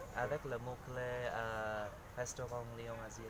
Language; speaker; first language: French; non-native, learner; Vietnamese